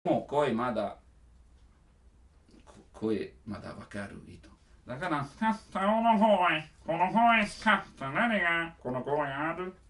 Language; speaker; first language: Japanese; non-native, learner; Italian